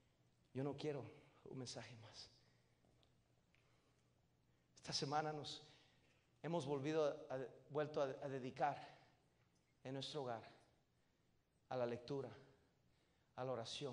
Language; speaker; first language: Spanish; native; Spanish